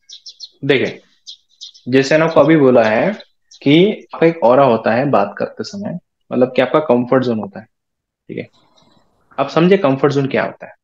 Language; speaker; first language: Hindi; native; Hindi